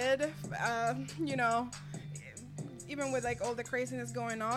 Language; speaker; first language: English; non-native, fluent; Spanish